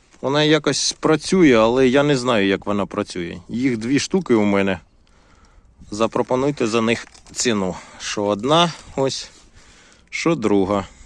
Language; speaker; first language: Ukrainian; non-native, local second language; Russian